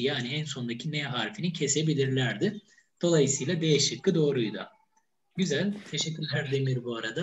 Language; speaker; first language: Turkish; native; Turkish